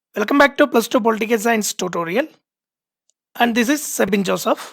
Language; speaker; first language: English; non-native, local second language; Malayalam